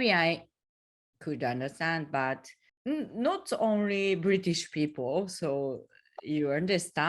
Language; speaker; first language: English; non-native, learner; Japanese